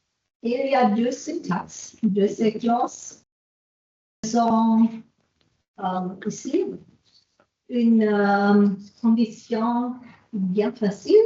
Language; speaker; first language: French; non-native, fluent; German